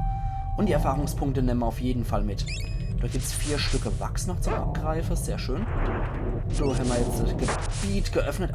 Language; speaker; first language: German; native; German